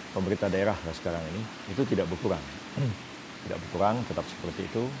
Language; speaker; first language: Indonesian; native; Indonesian